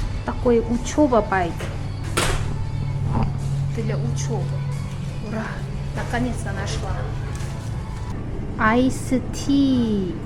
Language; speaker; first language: Russian; non-native, learner; Korean